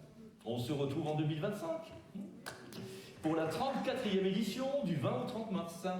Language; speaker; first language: French; native; French